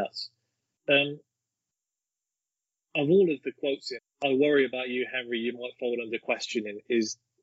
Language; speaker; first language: English; native; English